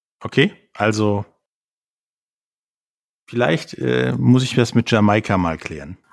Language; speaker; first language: German; native; German